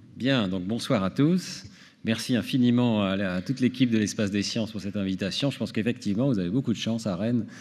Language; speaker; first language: French; native; French